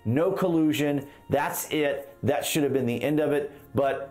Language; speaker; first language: English; native; English